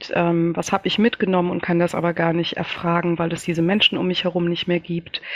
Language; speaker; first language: German; early bilingual, other home language; Kinyarwanda